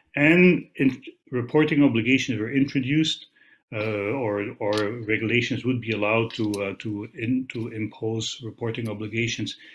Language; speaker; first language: English; non-native, fluent; Dutch